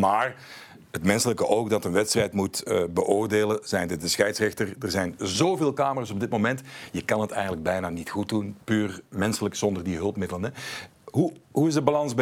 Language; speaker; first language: Dutch; native; Dutch